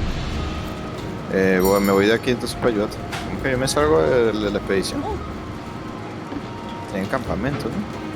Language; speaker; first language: Spanish; native; Spanish